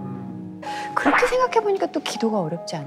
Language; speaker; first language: Korean; native; Korean